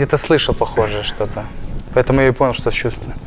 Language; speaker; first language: Russian; native; Russian